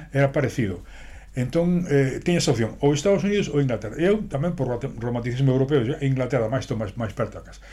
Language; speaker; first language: Galician; non-native, local second language; Spanish